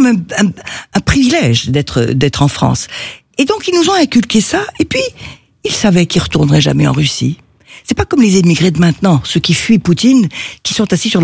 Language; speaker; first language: French; native; French